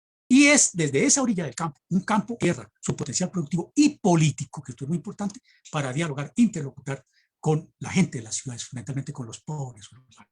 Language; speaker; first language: Spanish; native; Spanish